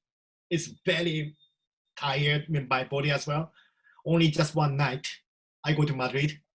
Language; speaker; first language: English; non-native, learner; Japanese